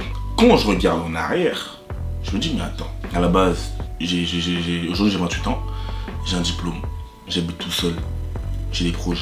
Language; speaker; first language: French; native; French